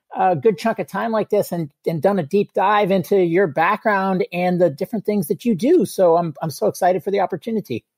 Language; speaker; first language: English; native; English